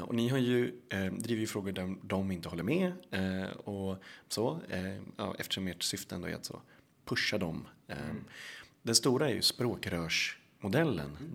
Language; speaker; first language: Swedish; native; Swedish